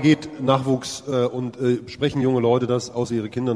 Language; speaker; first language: German; native; German